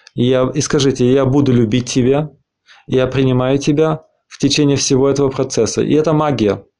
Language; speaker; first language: Russian; non-native, fluent; Spanish